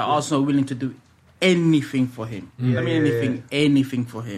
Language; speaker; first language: English; early bilingual, other home language; French